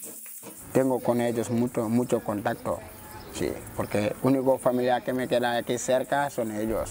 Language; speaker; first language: Spanish; non-native, fluent; Wolof